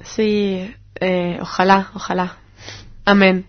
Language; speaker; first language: Spanish; non-native, fluent; Hebrew